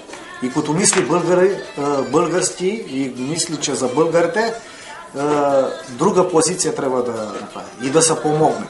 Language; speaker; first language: Bulgarian; early bilingual, heritage; Bulgarian